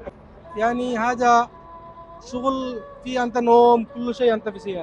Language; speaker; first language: Arabic; non-native, learner; Bangla